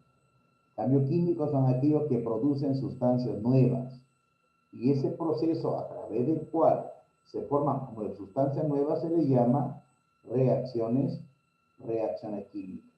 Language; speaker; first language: Spanish; native; Spanish